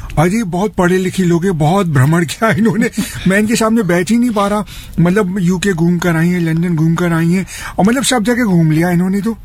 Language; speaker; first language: Hindi; native; Hindi